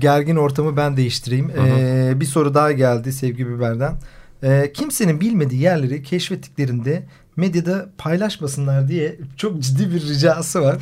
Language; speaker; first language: Turkish; native; Turkish